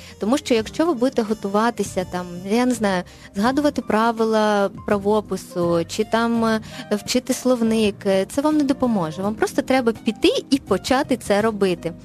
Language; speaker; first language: Ukrainian; non-native, local second language; Russian